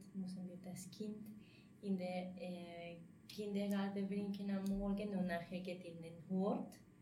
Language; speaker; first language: German; non-native, fluent; Spanish